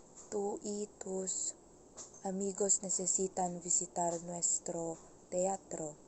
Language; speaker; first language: Spanish; non-native, learner; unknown